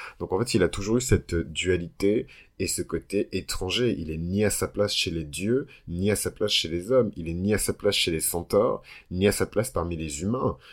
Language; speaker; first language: French; early bilingual, other home language; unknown